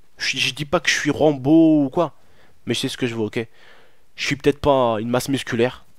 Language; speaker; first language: French; early bilingual, other home language; Arabic